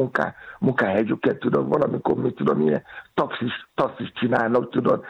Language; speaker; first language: Hungarian; non-native, learner; Yoruba